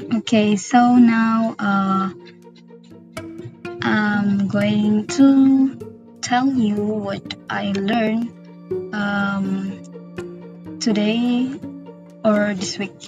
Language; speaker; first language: English; non-native, learner; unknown